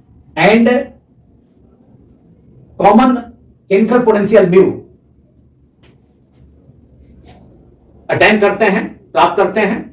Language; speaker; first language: Hindi; native; Hindi